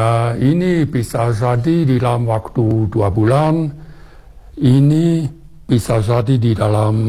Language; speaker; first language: Indonesian; non-native, fluent; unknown